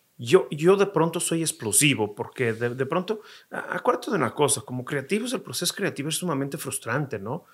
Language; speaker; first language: Spanish; non-native, fluent; Portuguese